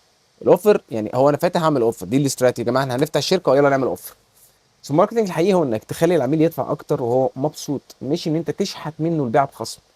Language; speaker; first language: Arabic; native; Arabic